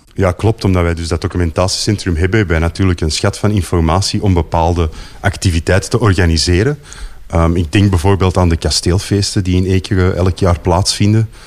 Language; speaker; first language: Dutch; native; Dutch